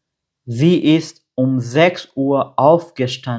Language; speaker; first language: German; non-native, fluent; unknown